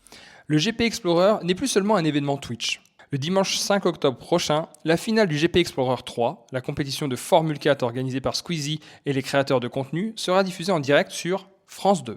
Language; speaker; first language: French; native; French